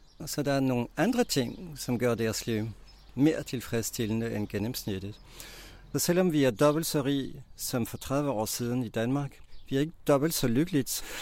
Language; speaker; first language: Danish; non-native, fluent; French